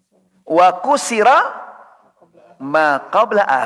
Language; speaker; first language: Arabic; non-native, learner; Indonesian